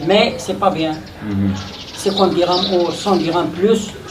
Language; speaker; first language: French; non-native, local second language; Arabic